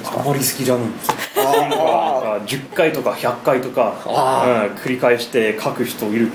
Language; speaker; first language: Japanese; non-native, fluent; English